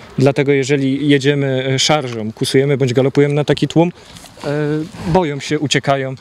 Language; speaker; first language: Polish; native; Polish